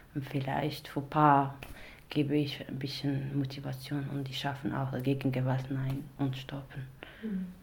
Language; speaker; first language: German; non-native, fluent; Arabic